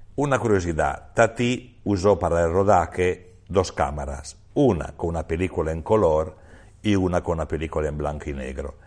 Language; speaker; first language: Spanish; non-native, fluent; Italian